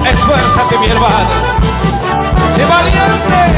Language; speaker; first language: Spanish; native; Spanish